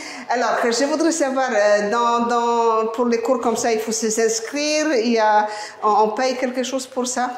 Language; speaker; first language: French; non-native, fluent; Polish